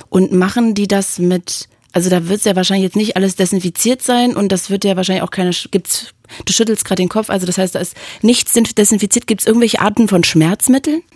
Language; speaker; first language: German; native; German